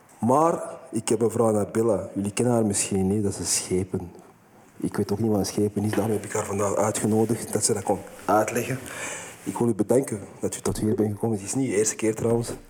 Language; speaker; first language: Dutch; non-native, fluent; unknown